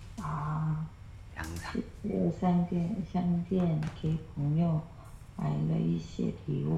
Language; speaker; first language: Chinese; non-native, learner; Korean